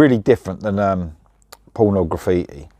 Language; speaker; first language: English; native; English